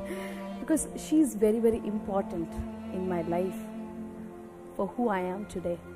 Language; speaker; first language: English; non-native, local second language; Telugu